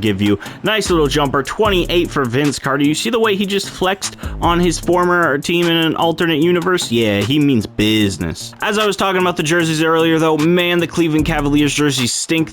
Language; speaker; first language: English; native; English